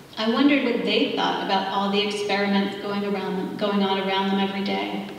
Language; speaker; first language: English; native; English